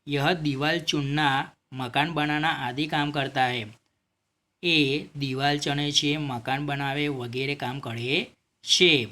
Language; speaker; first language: Hindi; non-native, local second language; Gujarati